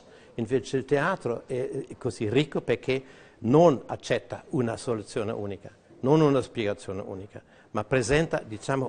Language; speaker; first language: Italian; non-native, fluent; German